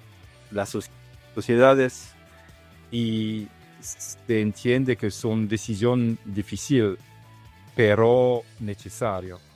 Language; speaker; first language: Spanish; non-native, fluent; Italian